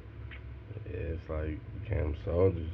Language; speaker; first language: English; native; English